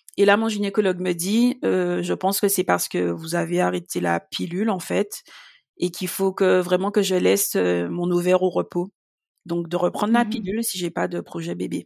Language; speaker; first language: French; native; French